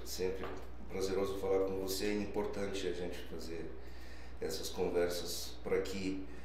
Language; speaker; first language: Portuguese; non-native, fluent; Bulgarian